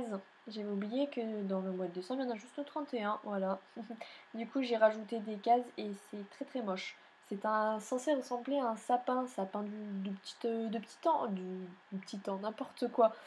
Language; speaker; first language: French; native; French